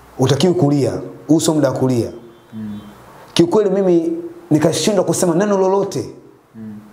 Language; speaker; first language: Swahili; native; Swahili